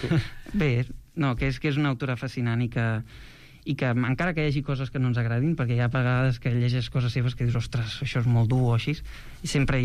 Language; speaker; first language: Catalan; native; Catalan